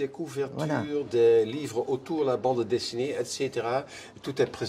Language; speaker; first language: French; non-native, fluent; Dutch